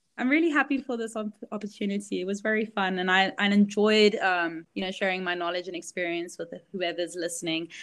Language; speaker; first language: English; early bilingual, other home language; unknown